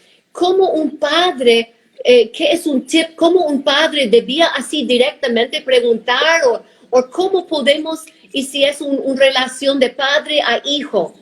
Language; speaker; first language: Spanish; non-native, fluent; English